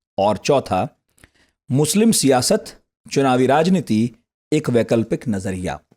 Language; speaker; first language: Hindi; native; Hindi